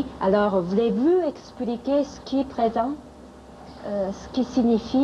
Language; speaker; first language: French; non-native, fluent; Japanese